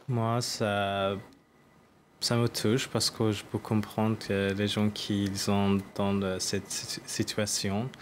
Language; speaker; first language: French; non-native, learner; Persian